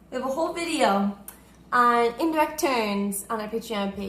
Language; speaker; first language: English; native; English